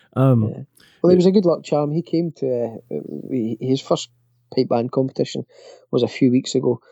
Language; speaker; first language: English; native; English